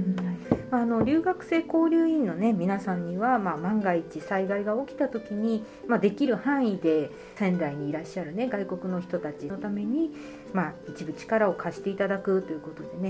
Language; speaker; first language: Japanese; native; Japanese